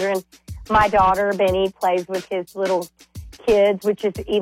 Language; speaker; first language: English; native; English